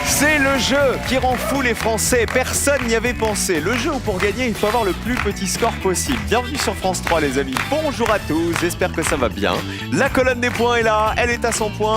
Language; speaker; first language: French; native; French